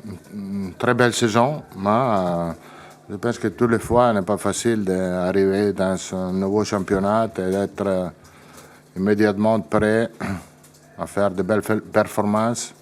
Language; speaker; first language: French; non-native, fluent; Italian